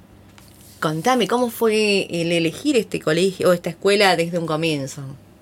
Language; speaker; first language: Spanish; native; Spanish